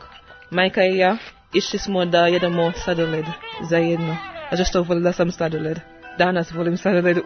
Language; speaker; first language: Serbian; non-native, learner; English